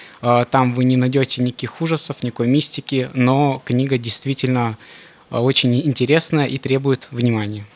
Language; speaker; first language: Russian; native; Russian